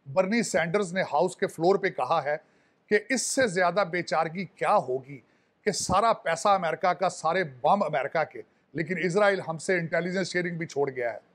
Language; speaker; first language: Urdu; non-native, local second language; Punjabi